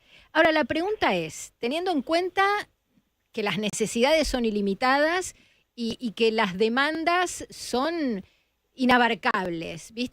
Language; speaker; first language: Spanish; native; Spanish